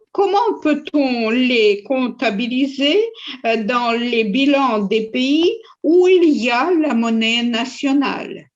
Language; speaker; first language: French; non-native, fluent; Russian